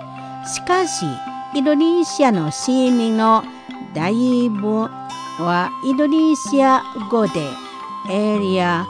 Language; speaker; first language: Japanese; non-native, fluent; Indonesian